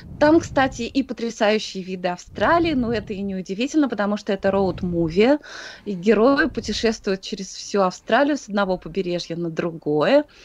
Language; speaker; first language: Russian; native; Russian